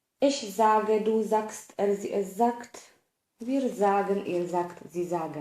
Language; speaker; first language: German; non-native, fluent; Polish